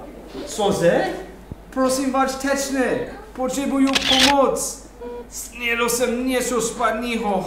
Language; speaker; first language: Czech; non-native, learner; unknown